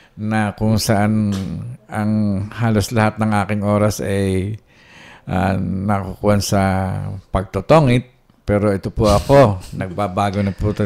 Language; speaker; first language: Filipino; native; Filipino